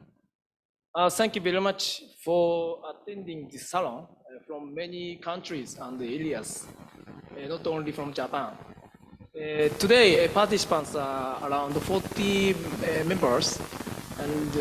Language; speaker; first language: English; non-native, fluent; Japanese